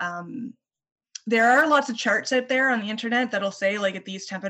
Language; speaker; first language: English; native; English